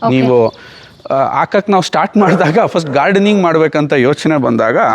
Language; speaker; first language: Kannada; native; Kannada